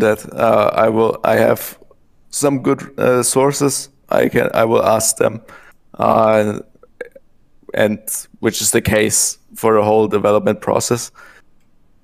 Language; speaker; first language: English; non-native, fluent; German